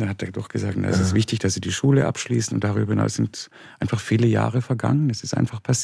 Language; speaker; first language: German; native; German